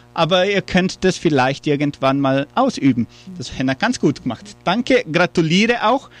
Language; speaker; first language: German; early bilingual, heritage; German